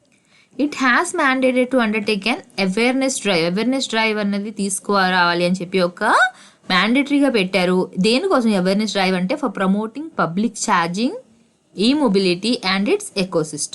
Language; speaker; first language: Telugu; native; Telugu